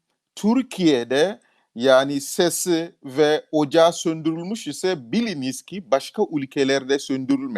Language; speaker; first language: Turkish; non-native, fluent; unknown